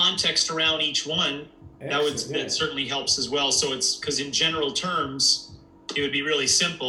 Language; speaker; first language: English; native; English